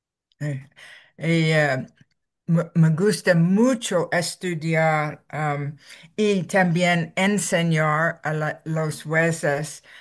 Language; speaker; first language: Spanish; non-native, learner; English